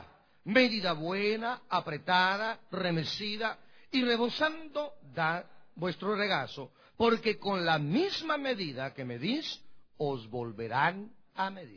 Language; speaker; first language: Spanish; native; Spanish